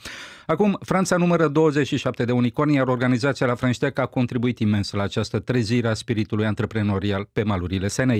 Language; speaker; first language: Romanian; native; Romanian